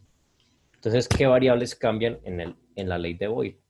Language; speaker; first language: Spanish; native; Spanish